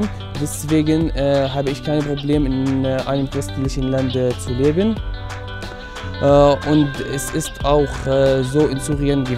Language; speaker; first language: German; non-native, learner; Arabic